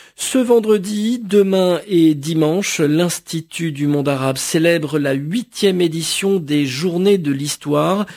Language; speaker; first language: French; native; French